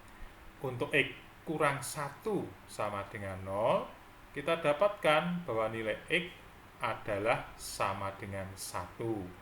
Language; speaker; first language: Indonesian; native; Indonesian